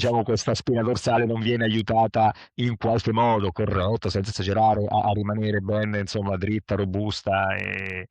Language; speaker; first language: Italian; native; Italian